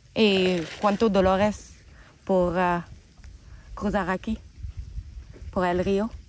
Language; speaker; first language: Spanish; non-native, learner; English